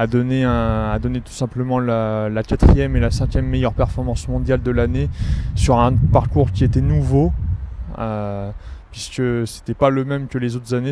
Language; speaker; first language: French; native; French